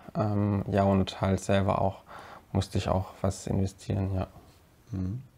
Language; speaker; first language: German; native; German